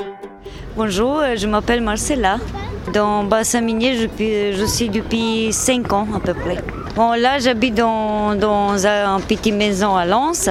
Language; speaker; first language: French; non-native, learner; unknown